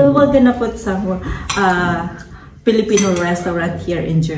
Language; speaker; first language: English; non-native, local second language; Filipino